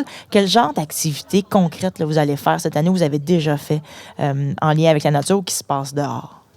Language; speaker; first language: French; native; French